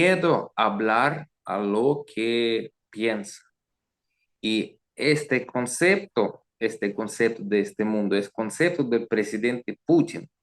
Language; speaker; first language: Spanish; non-native, learner; Russian